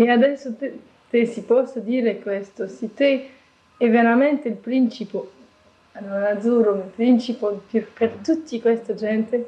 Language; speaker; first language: Italian; non-native, learner; French